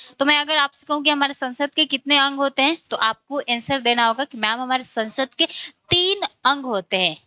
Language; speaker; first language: Hindi; native; Hindi